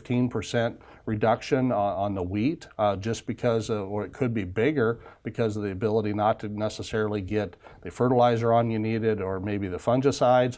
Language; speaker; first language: English; native; English